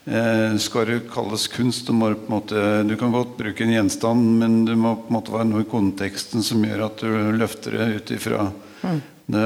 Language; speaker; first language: Norwegian; native; Norwegian